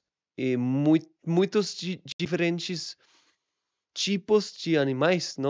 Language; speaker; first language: Portuguese; non-native, learner; English